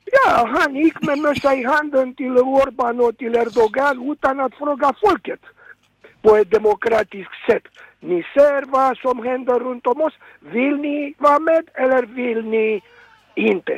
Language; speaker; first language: Swedish; non-native, fluent; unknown